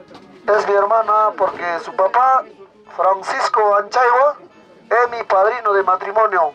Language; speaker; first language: Spanish; native; Spanish